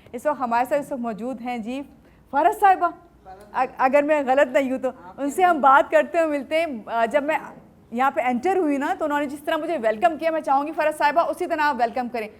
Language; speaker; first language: Urdu; native; Urdu